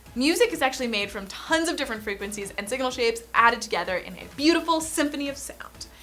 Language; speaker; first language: English; native; English